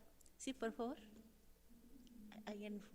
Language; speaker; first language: Spanish; non-native, fluent; Japanese